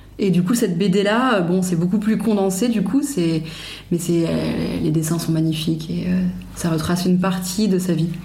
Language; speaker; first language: French; native; French